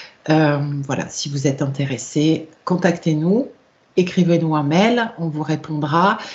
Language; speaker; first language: French; native; French